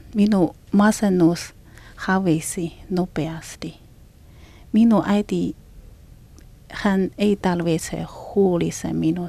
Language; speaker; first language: Finnish; non-native, learner; Chinese